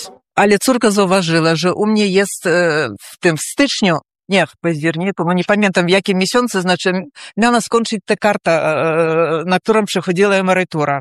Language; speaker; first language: Polish; early bilingual, heritage; Polish